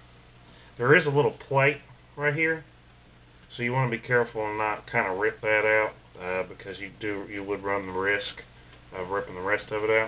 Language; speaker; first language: English; native; English